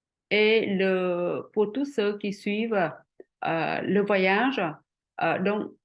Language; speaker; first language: French; non-native, fluent; Vietnamese